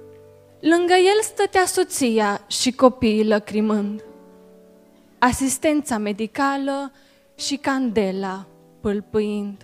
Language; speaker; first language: Romanian; native; Romanian